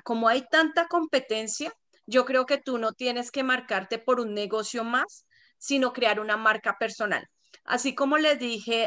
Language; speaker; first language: Spanish; native; Spanish